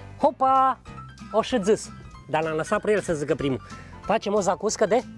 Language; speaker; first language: Romanian; native; Romanian